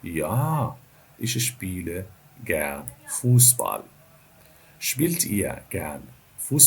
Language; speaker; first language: German; non-native, fluent; Arabic